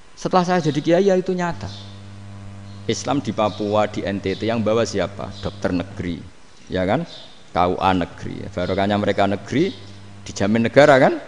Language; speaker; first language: Indonesian; non-native, local second language; Javanese